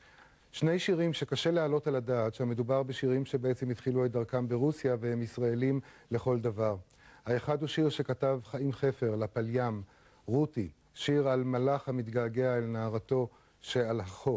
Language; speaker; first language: Hebrew; native; Hebrew